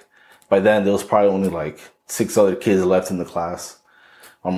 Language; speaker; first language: English; native; English